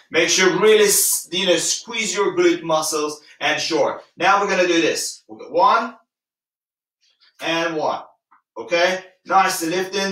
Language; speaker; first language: English; non-native, fluent; Turkish